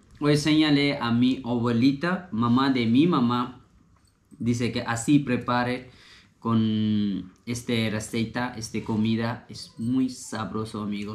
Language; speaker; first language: Spanish; non-native, learner; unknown